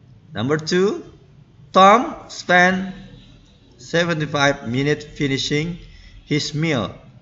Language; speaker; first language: English; non-native, learner; Indonesian